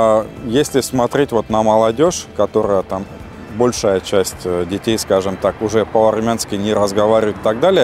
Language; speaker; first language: Russian; native; Russian